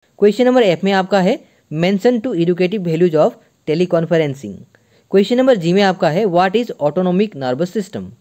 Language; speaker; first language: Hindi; non-native, local second language; Assamese